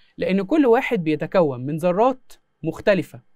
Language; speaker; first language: Arabic; native; Arabic